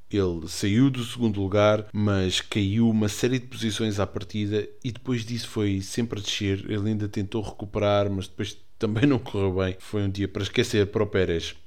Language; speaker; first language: Portuguese; native; Portuguese